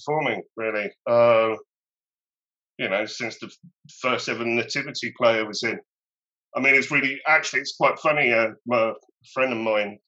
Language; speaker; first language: English; native; English